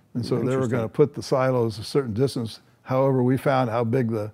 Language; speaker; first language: English; native; English